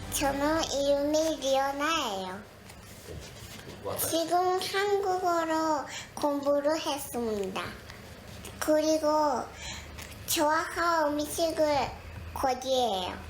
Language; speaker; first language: Korean; non-native, learner; Japanese